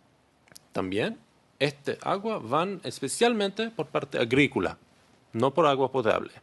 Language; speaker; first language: Spanish; non-native, learner; Hebrew